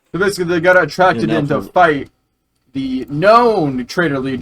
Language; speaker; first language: English; native; English